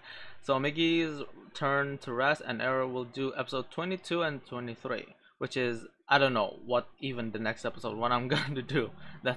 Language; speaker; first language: English; non-native, local second language; Filipino